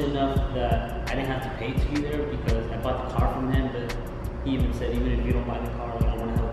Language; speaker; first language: English; native; English